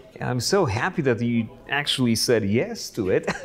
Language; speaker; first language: English; non-native, fluent; Polish